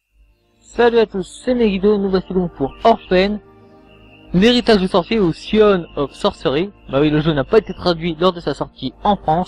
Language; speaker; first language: French; native; French